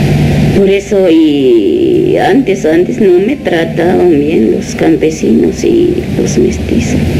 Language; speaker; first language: Spanish; non-native, local second language; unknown